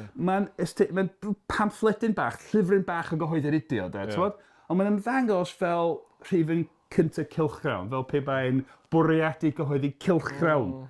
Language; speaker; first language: Welsh; native; Welsh